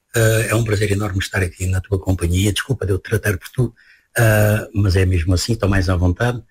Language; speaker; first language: Portuguese; native; Portuguese